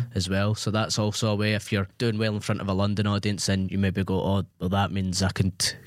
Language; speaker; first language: English; native; English